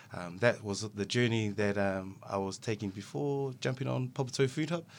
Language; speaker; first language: English; native; English